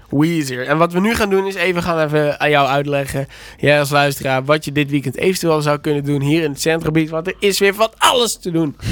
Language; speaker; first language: Dutch; native; Dutch